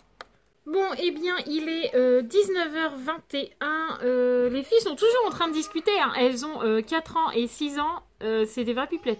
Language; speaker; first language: French; native; French